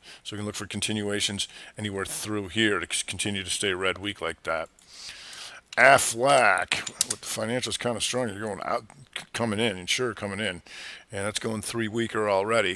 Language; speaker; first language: English; native; English